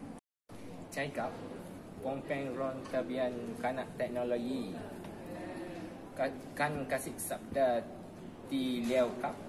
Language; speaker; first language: Thai; non-native, learner; Malay